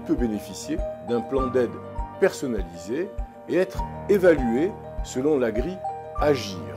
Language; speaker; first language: French; native; French